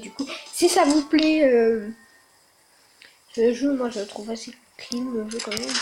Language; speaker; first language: French; native; French